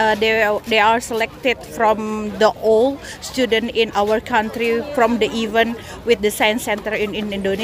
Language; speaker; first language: English; non-native, learner; Indonesian